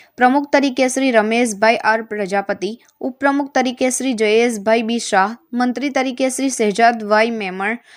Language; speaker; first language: Gujarati; native; Gujarati